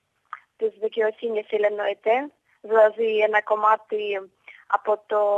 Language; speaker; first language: Greek; non-native, fluent; Ukrainian